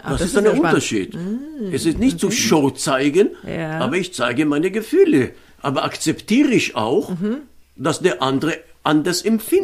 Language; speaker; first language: German; non-native, fluent; Hebrew